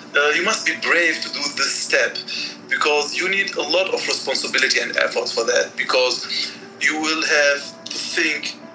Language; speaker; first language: English; non-native, fluent; Arabic